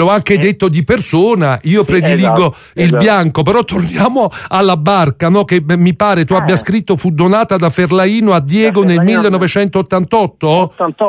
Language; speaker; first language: Italian; native; Italian